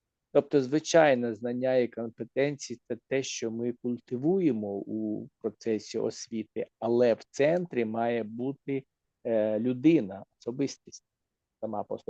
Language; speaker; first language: Ukrainian; native; Ukrainian